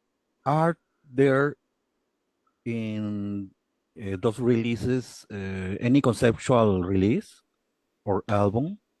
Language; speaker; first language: English; non-native, learner; Spanish